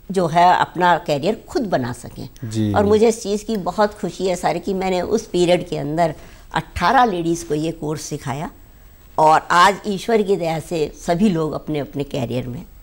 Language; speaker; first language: Hindi; native; Hindi